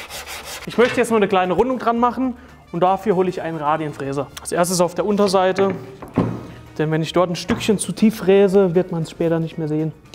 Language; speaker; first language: German; native; German